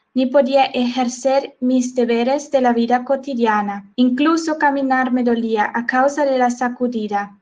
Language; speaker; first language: Spanish; non-native, fluent; Swiss German